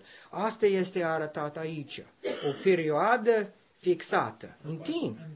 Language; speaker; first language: Romanian; non-native, learner; English